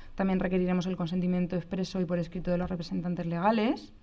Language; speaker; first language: Spanish; native; Spanish